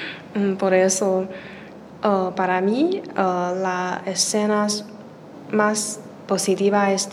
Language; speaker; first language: Spanish; non-native, learner; Chinese